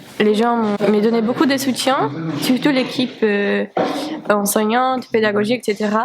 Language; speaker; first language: French; non-native, fluent; Persian